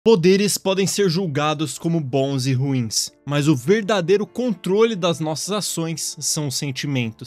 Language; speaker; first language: Portuguese; native; Portuguese